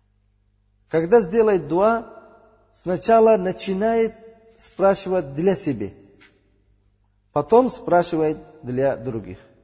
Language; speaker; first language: Russian; non-native, learner; Uzbek